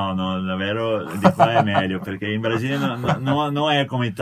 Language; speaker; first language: Italian; non-native, fluent; Portuguese